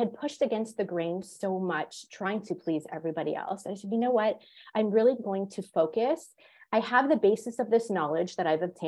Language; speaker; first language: English; native; English